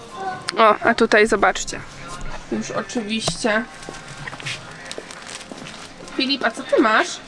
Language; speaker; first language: Polish; native; Polish